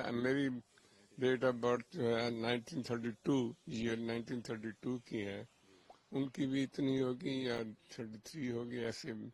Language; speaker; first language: Urdu; non-native, local second language; Punjabi